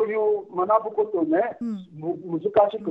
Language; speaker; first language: Japanese; non-native, fluent; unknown